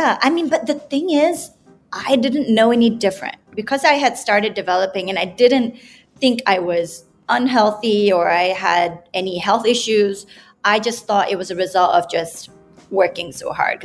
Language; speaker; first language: English; non-native, local second language; Malay